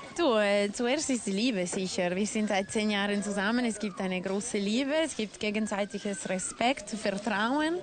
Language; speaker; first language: German; non-native, local second language; Italian